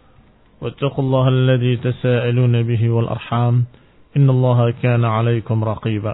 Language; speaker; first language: Arabic; non-native, fluent; Indonesian